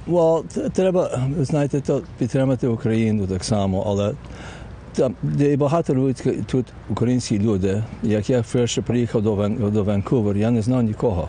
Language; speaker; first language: Ukrainian; early bilingual, heritage; Ukrainian